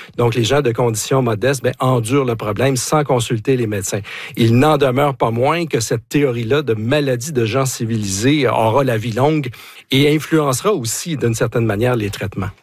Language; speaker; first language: French; native; French